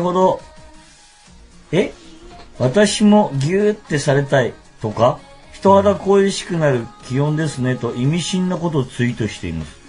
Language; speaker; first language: Japanese; native; Japanese